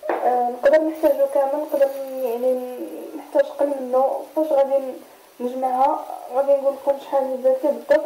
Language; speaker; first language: Arabic; native; Arabic